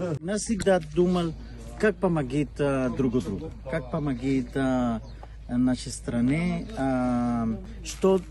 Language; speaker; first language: Russian; non-native, learner; Spanish